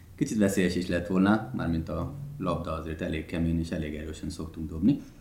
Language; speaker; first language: Hungarian; non-native, fluent; Hindi